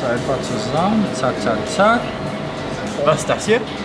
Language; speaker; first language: German; native; German